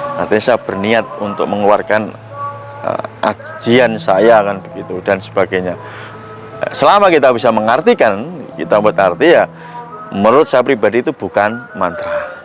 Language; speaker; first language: Indonesian; non-native, local second language; Javanese